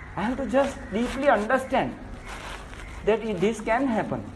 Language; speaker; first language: English; non-native, local second language; Gujarati